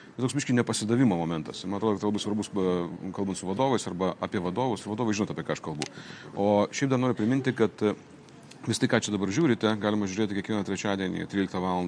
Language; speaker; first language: Lithuanian; native; Lithuanian